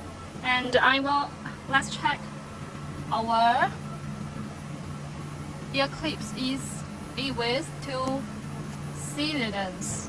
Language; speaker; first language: English; non-native, learner; Chinese